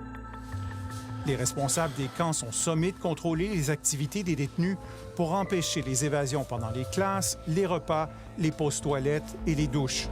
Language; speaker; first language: French; native; French